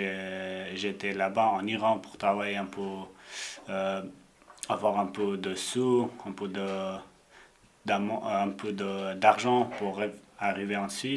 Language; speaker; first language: French; non-native, learner; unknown